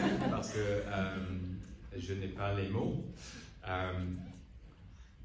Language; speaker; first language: French; non-native, learner; English